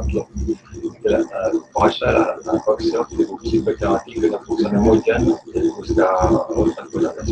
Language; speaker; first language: Spanish; non-native, learner; French